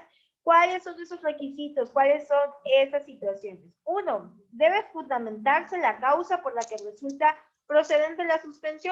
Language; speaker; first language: Spanish; native; Spanish